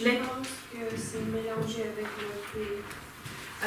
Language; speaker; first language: French; non-native, learner; Ukrainian